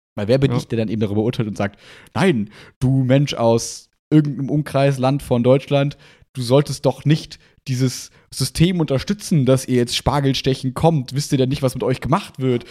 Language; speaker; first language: German; native; German